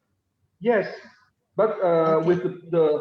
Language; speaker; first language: English; non-native, fluent; Indonesian